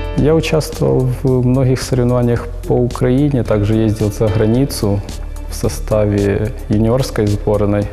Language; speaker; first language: Russian; non-native, local second language; Ukrainian